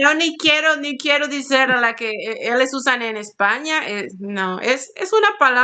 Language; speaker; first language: Spanish; non-native, learner; Portuguese